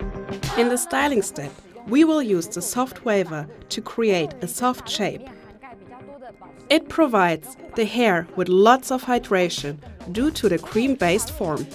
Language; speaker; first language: English; non-native, fluent; Chinese